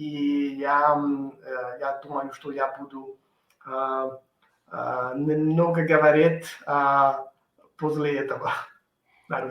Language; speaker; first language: Russian; non-native, learner; Italian